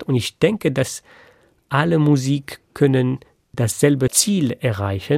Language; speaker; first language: German; non-native, fluent; French